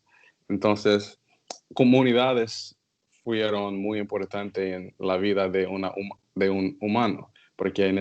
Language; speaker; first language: Spanish; non-native, learner; English